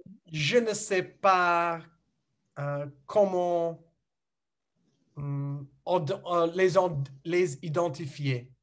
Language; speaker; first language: French; non-native, learner; English